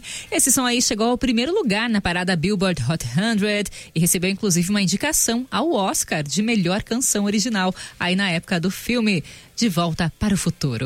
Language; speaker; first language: Portuguese; native; Portuguese